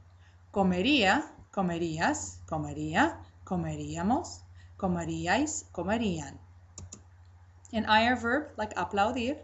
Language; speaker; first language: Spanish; non-native, fluent; English